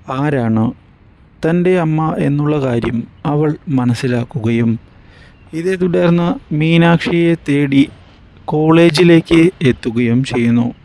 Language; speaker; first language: Malayalam; native; Malayalam